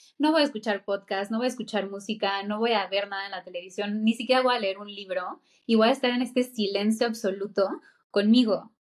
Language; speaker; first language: Spanish; native; Spanish